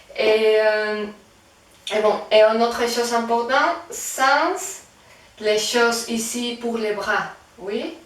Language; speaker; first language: French; non-native, fluent; Spanish